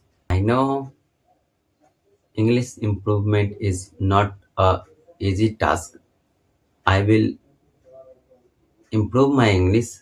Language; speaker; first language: English; non-native, learner; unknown